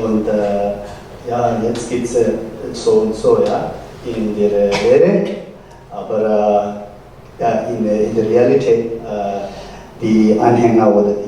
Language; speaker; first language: German; non-native, fluent; Tibetan